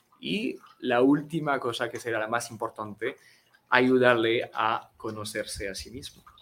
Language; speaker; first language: Spanish; non-native, fluent; French